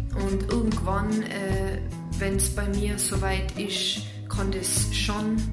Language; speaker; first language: German; native; German